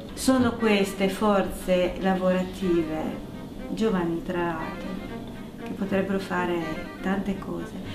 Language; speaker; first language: Italian; native; Italian